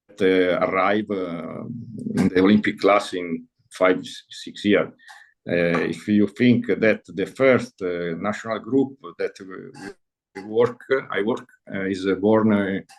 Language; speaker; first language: English; non-native, learner; Italian